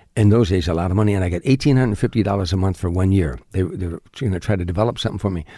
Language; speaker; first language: English; native; English